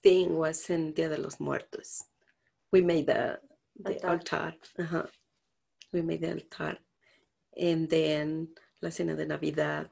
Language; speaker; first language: English; non-native, learner; Spanish